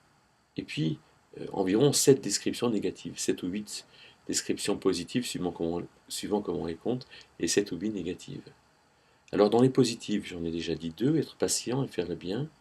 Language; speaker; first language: French; native; French